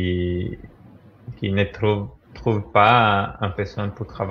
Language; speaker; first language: French; non-native, fluent; Portuguese